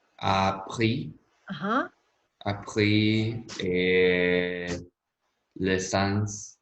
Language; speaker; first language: French; non-native, learner; Spanish